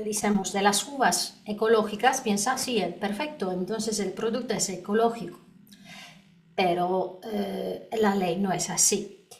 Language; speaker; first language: Spanish; non-native, learner; Polish